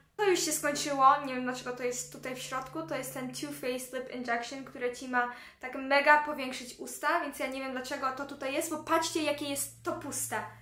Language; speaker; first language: Polish; early bilingual, heritage; Polish